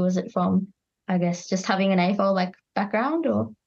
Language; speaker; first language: English; native; English